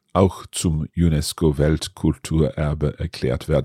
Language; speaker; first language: German; non-native, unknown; English